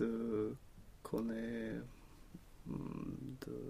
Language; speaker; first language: French; non-native, learner; Swedish